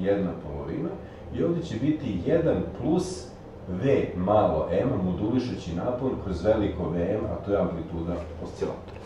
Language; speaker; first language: Serbian; native; Serbian